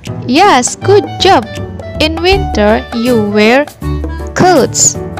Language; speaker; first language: English; non-native, fluent; Indonesian